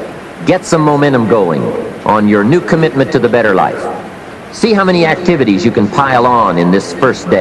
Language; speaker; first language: English; native; English